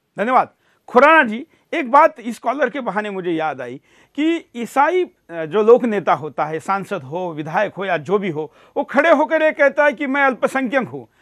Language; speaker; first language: Hindi; non-native, local second language; Marathi